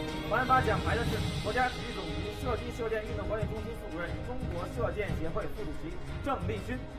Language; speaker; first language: Chinese; native; Chinese